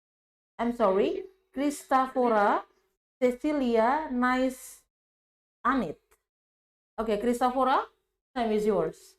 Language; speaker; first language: English; non-native, fluent; Indonesian